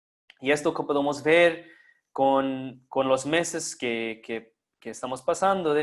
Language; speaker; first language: Spanish; non-native, fluent; English